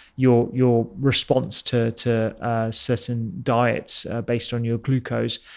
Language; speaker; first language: English; native; English